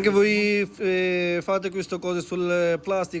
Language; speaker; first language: Italian; non-native, learner; Urdu